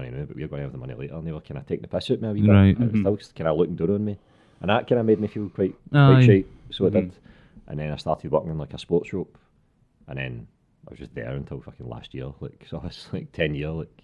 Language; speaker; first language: English; non-native, local second language; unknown